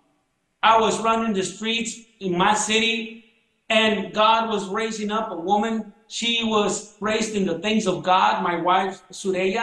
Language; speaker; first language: English; early bilingual, other home language; Spanish